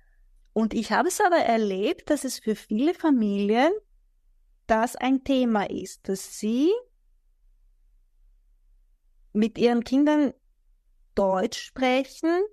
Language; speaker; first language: German; non-native, fluent; Greek